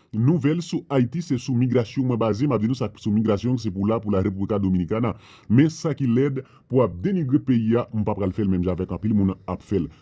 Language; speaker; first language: Haitian Creole; non-native, fluent; Spanish